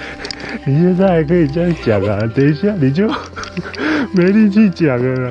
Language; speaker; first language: Chinese; native; Chinese